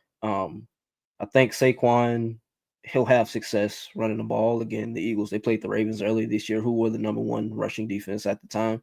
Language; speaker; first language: English; native; English